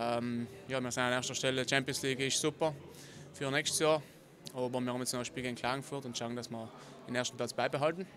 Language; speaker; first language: German; native; German